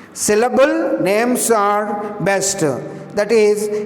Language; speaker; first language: English; non-native, local second language; Telugu